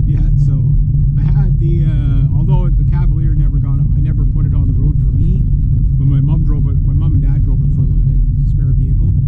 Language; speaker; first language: English; native; English